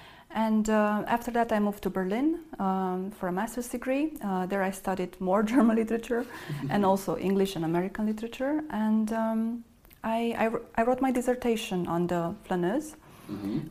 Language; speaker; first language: English; non-native, fluent; Romanian